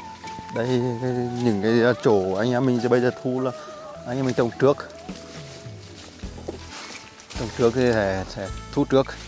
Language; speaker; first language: Vietnamese; native; Vietnamese